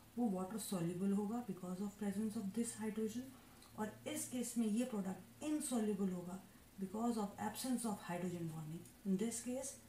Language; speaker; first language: Hindi; native; Hindi